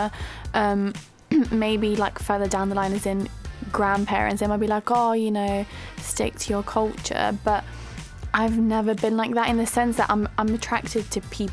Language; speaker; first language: English; native; English